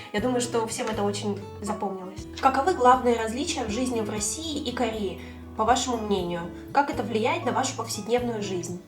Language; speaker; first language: Russian; native; Russian